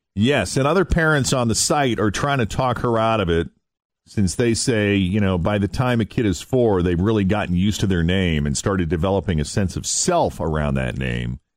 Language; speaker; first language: English; native; English